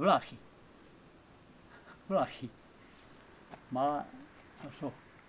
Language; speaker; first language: Italian; non-native, local second language; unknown